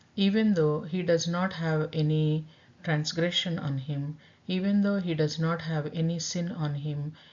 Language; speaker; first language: English; non-native, local second language; Telugu